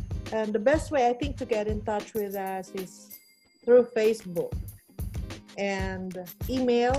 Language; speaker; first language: English; non-native, local second language; Filipino